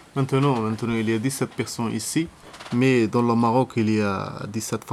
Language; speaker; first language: French; non-native, learner; Arabic